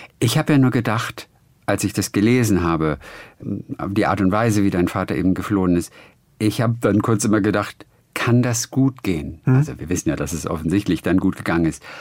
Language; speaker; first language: German; native; German